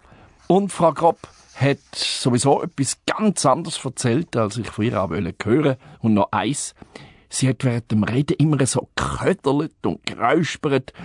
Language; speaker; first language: German; native; German